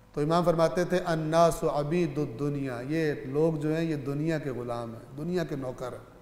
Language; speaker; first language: Urdu; non-native, local second language; Punjabi